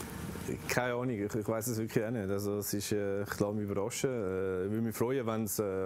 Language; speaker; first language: German; native; German